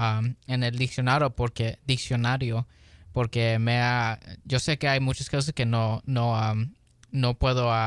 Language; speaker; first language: Spanish; early bilingual, heritage; Spanish